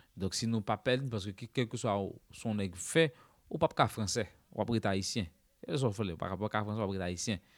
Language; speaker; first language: French; non-native, local second language; Haitian Creole